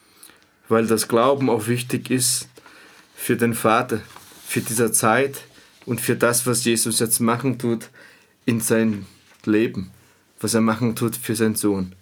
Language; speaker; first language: German; non-native, fluent; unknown